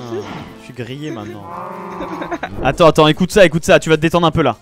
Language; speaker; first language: French; native; French